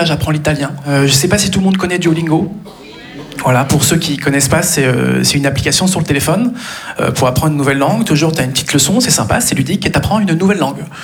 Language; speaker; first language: French; native; French